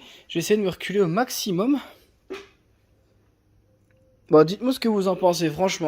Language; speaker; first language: French; native; French